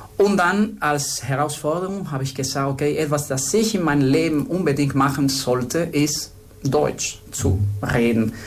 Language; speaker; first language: German; non-native, fluent; Spanish